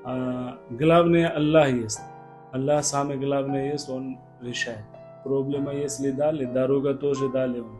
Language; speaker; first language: Russian; non-native, learner; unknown